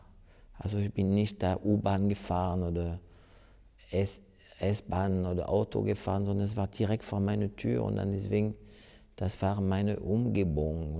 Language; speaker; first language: German; non-native, fluent; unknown